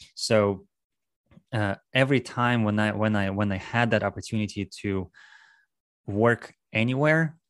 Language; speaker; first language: English; non-native, fluent; Russian